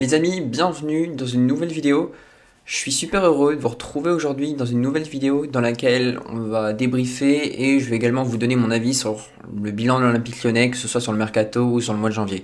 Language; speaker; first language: French; native; French